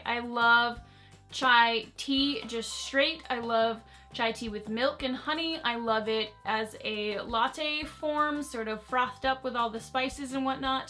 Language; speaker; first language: English; native; English